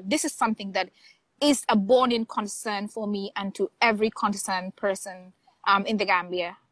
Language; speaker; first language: English; non-native, local second language; Wolof